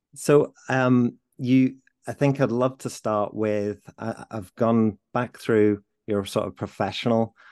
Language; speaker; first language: English; native; English